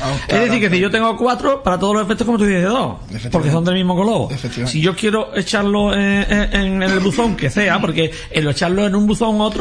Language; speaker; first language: Spanish; native; Spanish